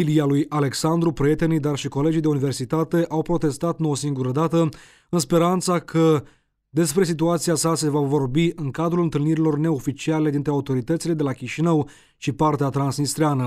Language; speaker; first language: Romanian; native; Romanian